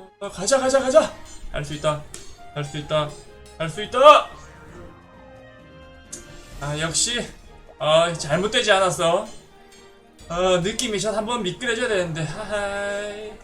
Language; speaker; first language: Korean; native; Korean